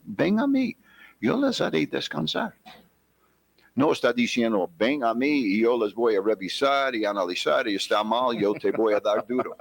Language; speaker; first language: Spanish; non-native, fluent; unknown